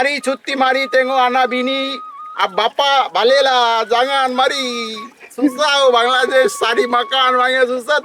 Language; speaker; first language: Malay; non-native, learner; Bangla